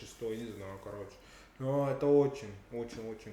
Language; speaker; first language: Russian; non-native, learner; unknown